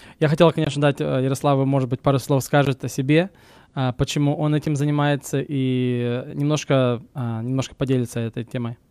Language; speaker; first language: Russian; early bilingual, heritage; Russian